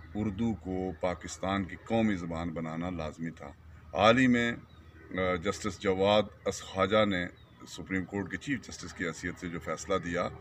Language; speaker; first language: Urdu; non-native, local second language; Pahari-Potwari